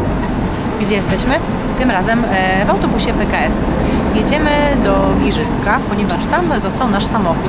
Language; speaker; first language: Polish; native; Polish